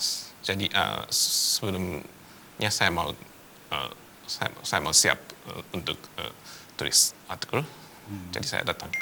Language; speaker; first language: Indonesian; non-native, fluent; Japanese